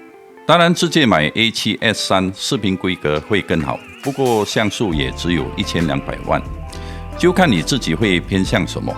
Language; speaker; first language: Chinese; native; Chinese